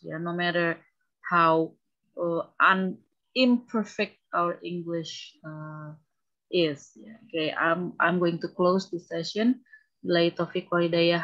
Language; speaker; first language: English; non-native, fluent; Indonesian